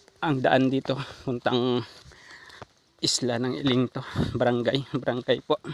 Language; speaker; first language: Filipino; native; Filipino